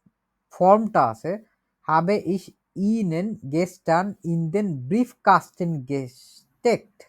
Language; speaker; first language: German; non-native, learner; Bangla